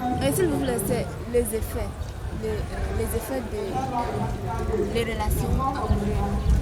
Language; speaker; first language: French; non-native, fluent; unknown